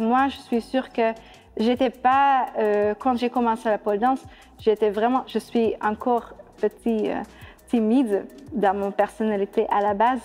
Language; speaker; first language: French; non-native, fluent; Dutch